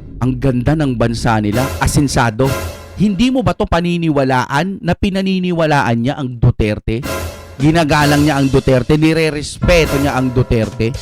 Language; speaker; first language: Filipino; non-native, local second language; Iloko